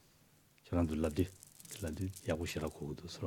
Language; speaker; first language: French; non-native, learner; Tibetan